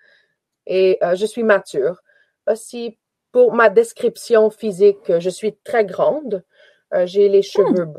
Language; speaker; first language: French; native; French